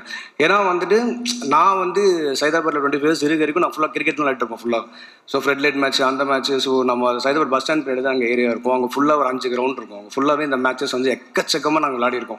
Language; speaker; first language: Tamil; native; Tamil